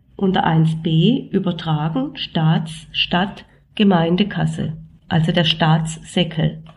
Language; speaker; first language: German; native; German